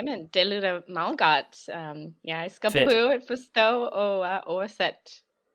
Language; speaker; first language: Danish; non-native, learner; English